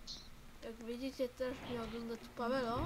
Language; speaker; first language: Polish; native; Polish